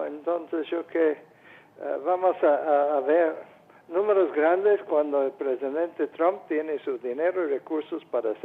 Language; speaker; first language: Spanish; non-native, fluent; English